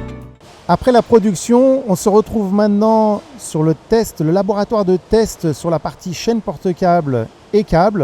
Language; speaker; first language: French; native; French